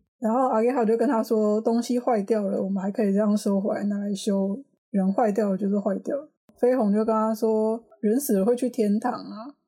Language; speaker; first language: Chinese; native; Chinese